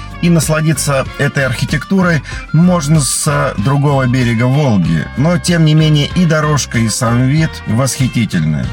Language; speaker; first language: Russian; native; Russian